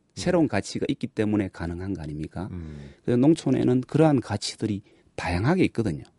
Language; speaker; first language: Korean; native; Korean